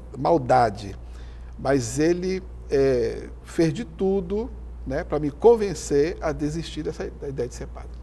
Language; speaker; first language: Portuguese; native; Portuguese